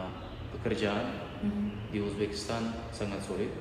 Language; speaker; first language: Indonesian; non-native, learner; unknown